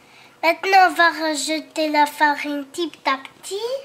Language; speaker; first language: French; non-native, fluent; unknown